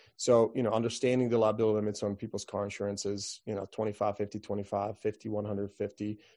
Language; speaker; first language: English; non-native, fluent; Croatian